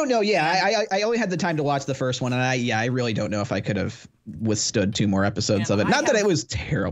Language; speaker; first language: English; native; English